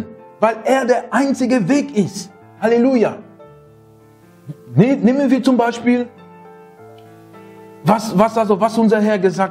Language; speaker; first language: German; non-native, fluent; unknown